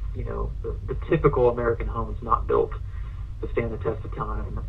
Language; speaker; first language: English; native; English